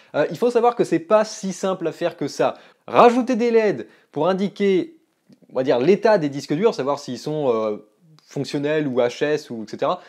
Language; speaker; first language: French; native; French